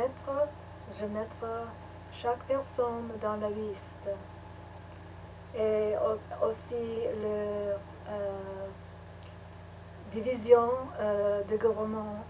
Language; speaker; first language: French; non-native, learner; English